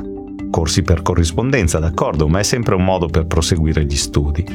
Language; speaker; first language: Italian; native; Italian